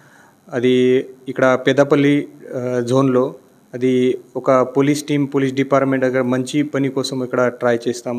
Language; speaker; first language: Telugu; non-native, learner; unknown